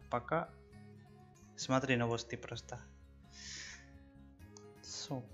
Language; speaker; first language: Russian; non-native, learner; Spanish